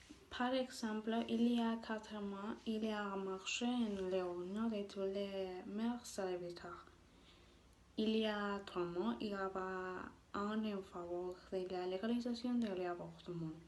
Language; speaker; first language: French; non-native, learner; Spanish